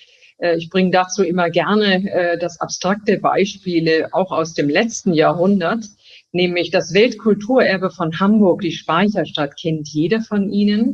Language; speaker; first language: German; native; German